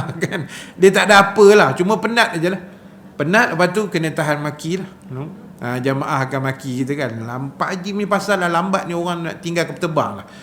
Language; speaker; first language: Malay; native; Malay